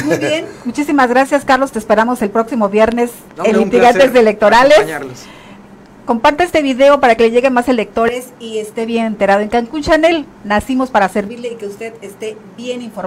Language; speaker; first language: Spanish; native; Spanish